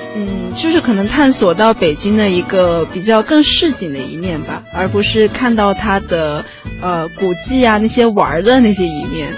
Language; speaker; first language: Chinese; non-native, local second language; Cantonese